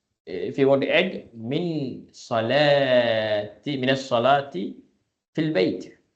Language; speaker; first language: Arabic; non-native, fluent; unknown